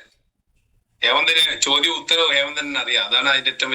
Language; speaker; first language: Malayalam; native; Malayalam